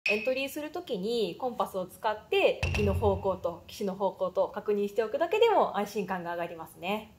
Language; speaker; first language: Japanese; native; Japanese